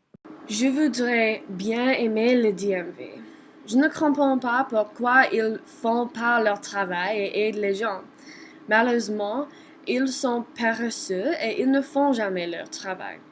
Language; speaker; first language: French; non-native, learner; English